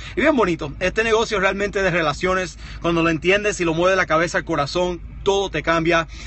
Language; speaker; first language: Spanish; early bilingual, heritage; Spanish